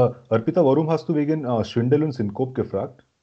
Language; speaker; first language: German; non-native, fluent; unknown